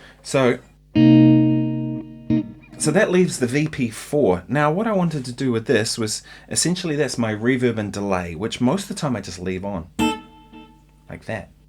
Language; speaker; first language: English; native; English